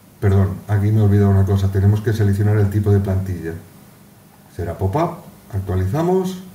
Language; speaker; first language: Spanish; native; Spanish